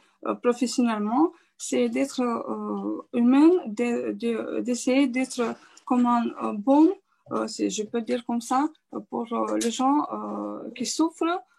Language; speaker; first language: French; non-native, fluent; Romanian